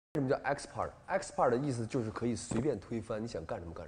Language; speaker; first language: Chinese; native; Chinese